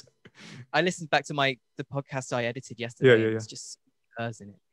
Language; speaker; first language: English; native; English